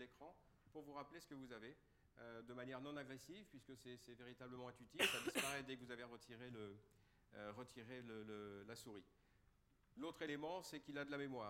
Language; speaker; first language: French; native; French